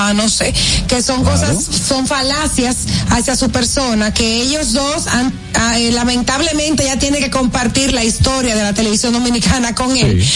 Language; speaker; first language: Spanish; native; Spanish